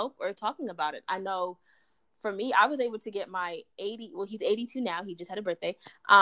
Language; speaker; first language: English; native; English